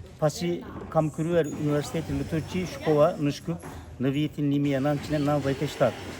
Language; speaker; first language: Albanian; non-native, fluent; Turkish